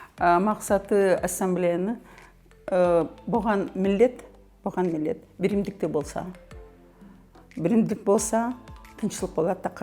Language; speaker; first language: Kyrgyz; non-native, local second language; Karachay-Balkar